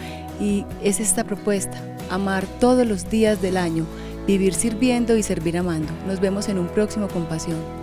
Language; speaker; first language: Spanish; native; Spanish